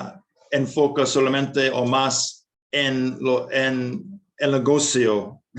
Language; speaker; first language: Spanish; non-native, fluent; English